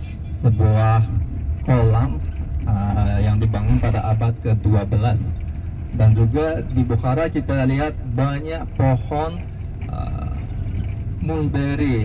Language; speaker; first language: Indonesian; non-native, fluent; Uzbek